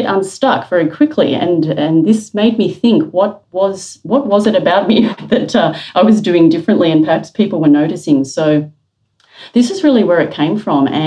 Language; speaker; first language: English; native; English